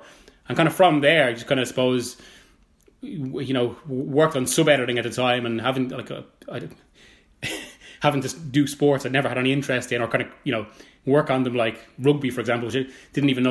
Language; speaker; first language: English; native; English